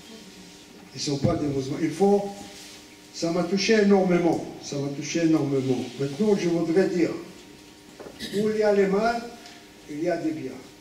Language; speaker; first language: French; non-native, fluent; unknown